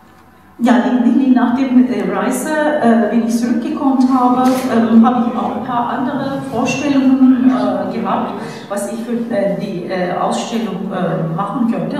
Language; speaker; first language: German; non-native, fluent; Turkish